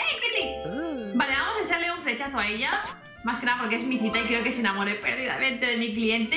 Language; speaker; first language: Spanish; native; Spanish